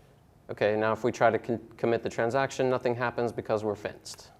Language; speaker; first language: English; native; English